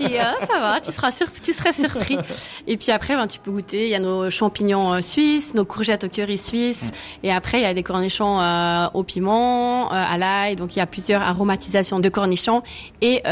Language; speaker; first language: French; native; French